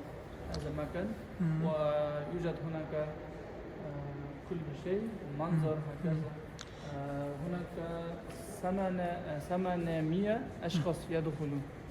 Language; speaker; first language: Arabic; non-native, learner; Kazakh